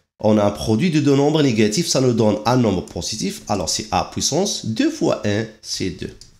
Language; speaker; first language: French; non-native, local second language; Arabic